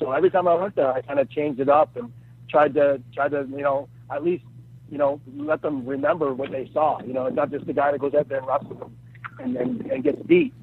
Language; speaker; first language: English; native; English